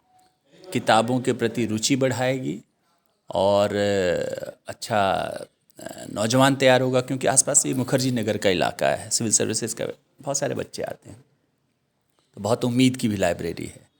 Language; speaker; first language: Hindi; native; Hindi